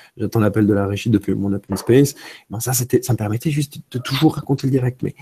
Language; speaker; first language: French; early bilingual, other home language; Romanian